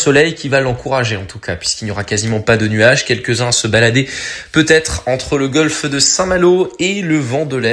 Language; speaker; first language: French; native; French